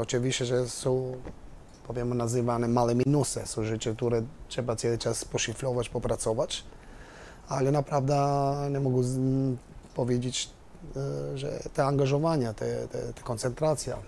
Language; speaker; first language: Polish; non-native, learner; Albanian